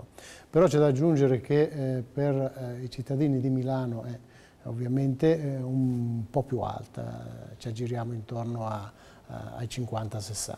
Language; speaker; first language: Italian; native; Italian